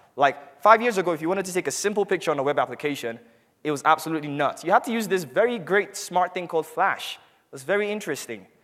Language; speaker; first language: English; non-native, local second language; Hausa